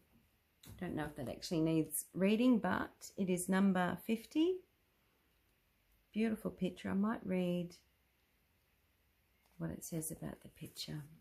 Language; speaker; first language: English; native; English